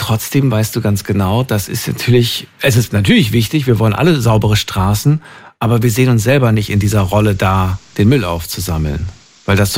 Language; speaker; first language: German; native; German